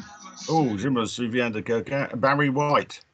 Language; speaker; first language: French; non-native, fluent; English